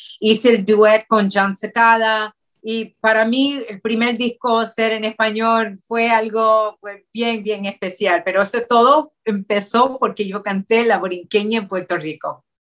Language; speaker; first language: Spanish; early bilingual, heritage; Spanish